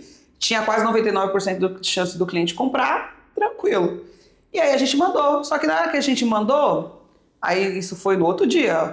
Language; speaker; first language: Portuguese; native; Portuguese